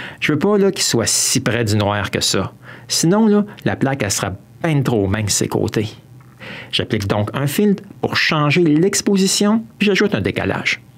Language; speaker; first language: French; native; French